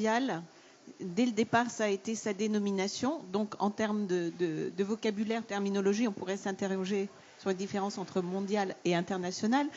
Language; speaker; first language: French; native; French